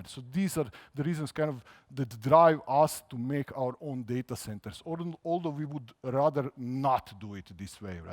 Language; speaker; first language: English; non-native, fluent; Croatian